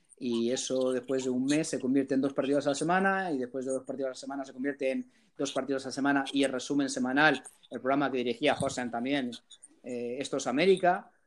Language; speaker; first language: Spanish; early bilingual, heritage; Spanish